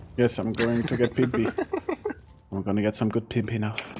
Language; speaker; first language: English; non-native, fluent; German